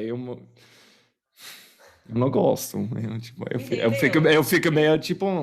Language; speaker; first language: Portuguese; non-native, fluent; English